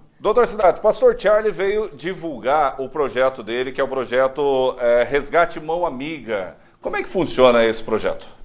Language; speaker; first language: Portuguese; native; Portuguese